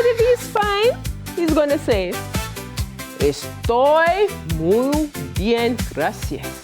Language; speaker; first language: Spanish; non-native, fluent; English